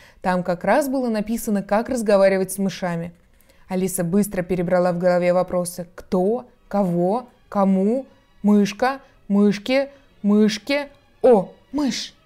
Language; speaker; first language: Russian; native; Russian